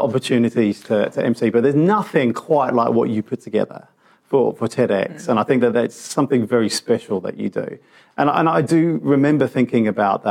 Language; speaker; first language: English; non-native, local second language; Punjabi